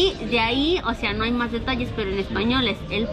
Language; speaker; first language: Spanish; native; Spanish